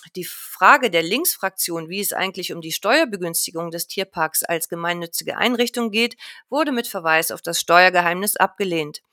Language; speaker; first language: German; native; German